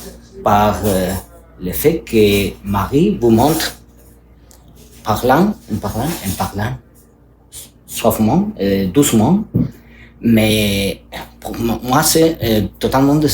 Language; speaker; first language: French; non-native, learner; Spanish